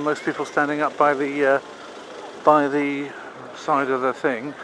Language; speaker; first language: English; native; English